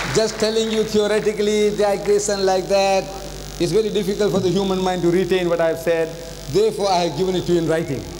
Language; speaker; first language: English; early bilingual, other home language; Gujarati